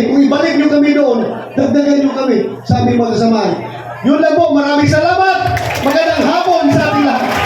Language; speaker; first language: Filipino; non-native, local second language; Cebuano